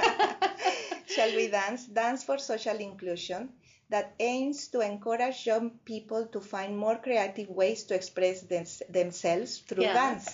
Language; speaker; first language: English; non-native, fluent; Spanish